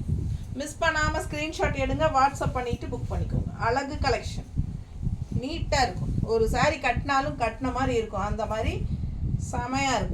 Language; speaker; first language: Tamil; native; Tamil